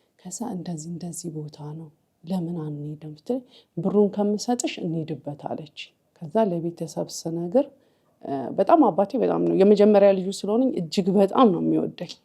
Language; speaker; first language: Amharic; native; Amharic